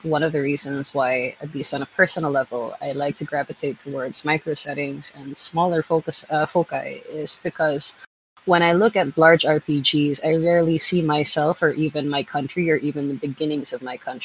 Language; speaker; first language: English; non-native, local second language; Filipino